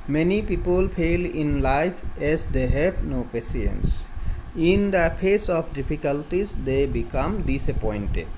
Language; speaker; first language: English; non-native, local second language; Assamese